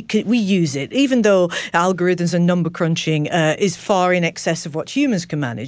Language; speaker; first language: English; native; English